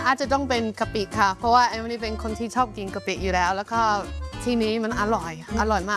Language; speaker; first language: Thai; non-native, fluent; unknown